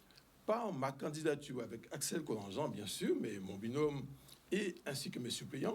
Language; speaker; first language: French; native; French